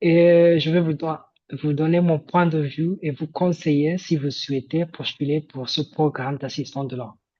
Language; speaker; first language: French; non-native, fluent; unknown